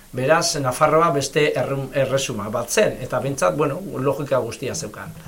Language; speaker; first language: Basque; native; Basque